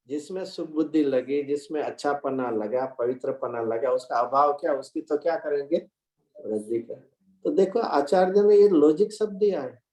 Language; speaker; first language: Hindi; non-native, local second language; Gujarati